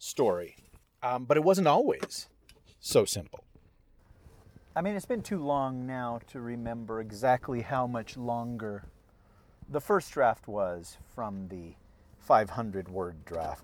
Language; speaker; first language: English; early bilingual, other home language; Spanish